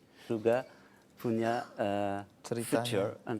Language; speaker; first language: Indonesian; non-native, fluent; French